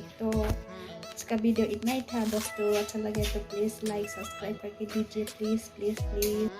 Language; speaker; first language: Hindi; non-native, local second language; Bodo